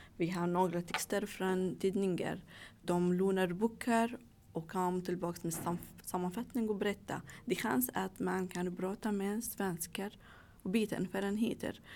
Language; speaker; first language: Swedish; non-native, fluent; Arabic